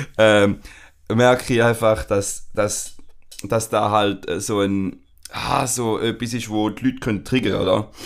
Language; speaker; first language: German; non-native, fluent; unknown